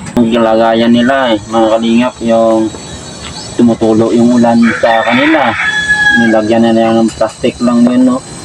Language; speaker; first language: Filipino; non-native, local second language; Cebuano